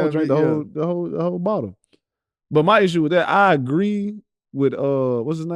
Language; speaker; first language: English; native; English